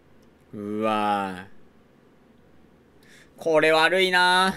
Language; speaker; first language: Japanese; native; Japanese